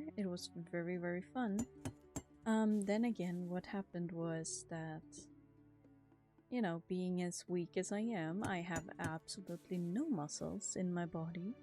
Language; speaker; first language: English; non-native, fluent; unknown